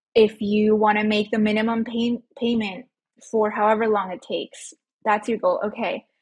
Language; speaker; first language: English; early bilingual, other home language; Spanish